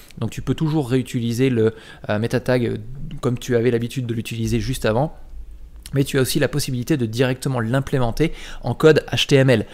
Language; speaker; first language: French; native; French